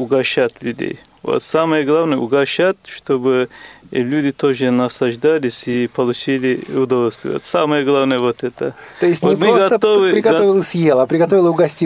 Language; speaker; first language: Russian; non-native, fluent; Turkish